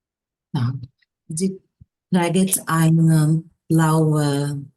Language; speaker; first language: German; non-native, learner; Portuguese